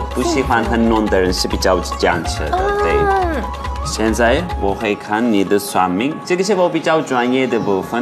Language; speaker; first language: Chinese; non-native, fluent; Turkish